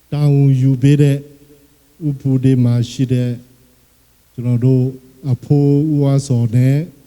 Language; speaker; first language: Burmese; non-native, local second language; Akha